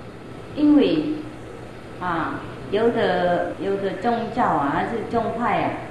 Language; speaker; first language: Chinese; non-native, fluent; Vietnamese